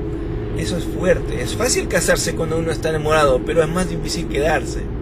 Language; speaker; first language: Spanish; non-native, fluent; French